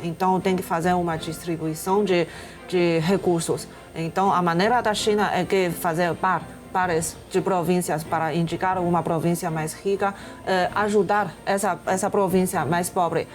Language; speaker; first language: Portuguese; non-native, fluent; Chinese